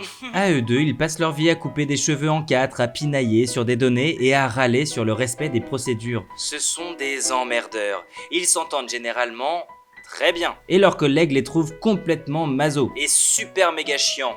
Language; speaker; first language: French; native; French